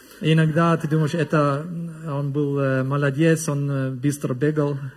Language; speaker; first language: Russian; non-native, learner; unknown